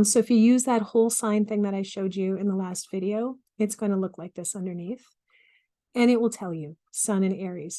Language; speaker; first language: English; native; English